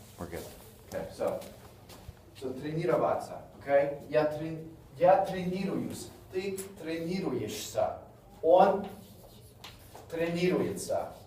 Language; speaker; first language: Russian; non-native, fluent; English